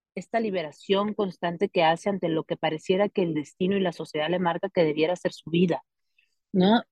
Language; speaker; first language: Spanish; native; Spanish